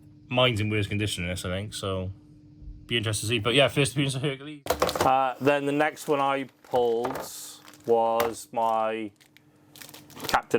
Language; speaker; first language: English; native; English